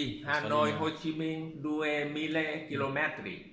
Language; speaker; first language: Italian; non-native, learner; Vietnamese